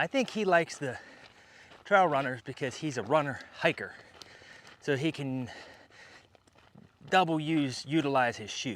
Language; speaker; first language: English; native; English